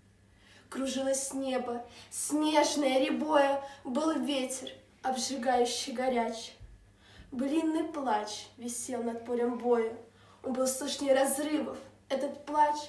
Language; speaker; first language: Russian; native; Russian